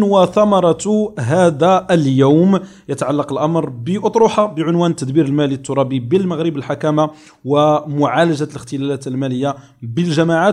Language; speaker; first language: Arabic; native; Arabic